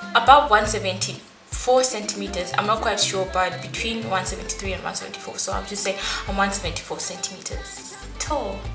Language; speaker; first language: English; non-native, local second language; Shona